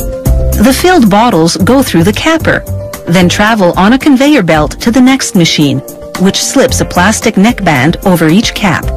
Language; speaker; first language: English; native; English